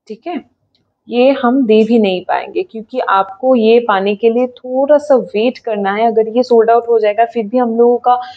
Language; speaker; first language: Hindi; non-native, local second language; Bangla